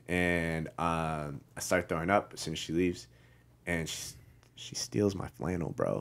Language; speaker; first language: English; native; English